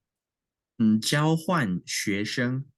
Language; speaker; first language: Chinese; non-native, learner; English